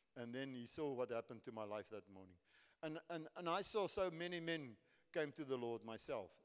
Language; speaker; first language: English; non-native, local second language; Afrikaans